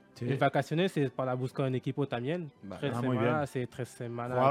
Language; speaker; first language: Spanish; non-native, learner; French